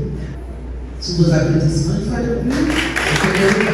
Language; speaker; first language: French; non-native, local second language; Haitian Creole